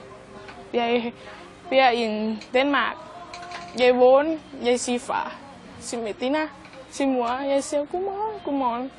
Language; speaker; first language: Danish; non-native, learner; Thai